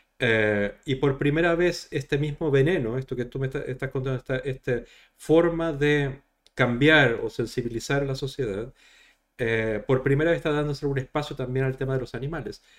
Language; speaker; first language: Spanish; native; Spanish